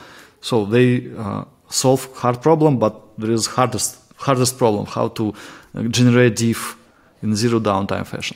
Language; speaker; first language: English; non-native, fluent; Russian